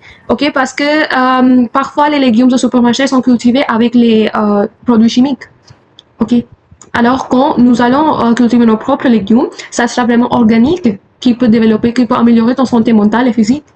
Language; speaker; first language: French; non-native, fluent; Hindi